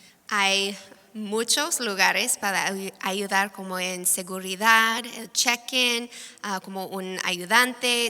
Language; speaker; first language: Spanish; non-native, fluent; English